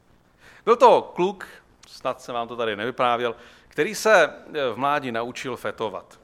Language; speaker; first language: Czech; native; Czech